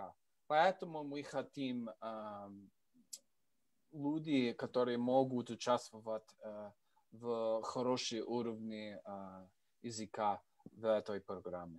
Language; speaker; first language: Russian; non-native, learner; English